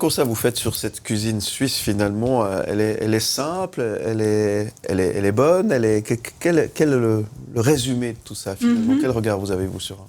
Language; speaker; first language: French; native; French